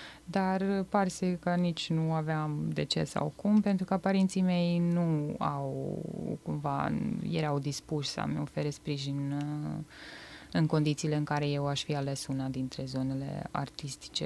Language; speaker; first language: Romanian; non-native, fluent; Bosnian